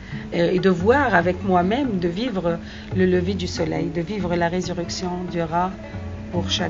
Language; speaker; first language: French; non-native, fluent; Arabic